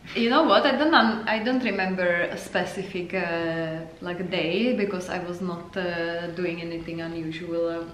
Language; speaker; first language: English; non-native, fluent; Czech